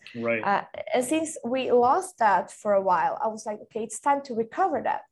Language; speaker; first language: English; non-native, fluent; Swedish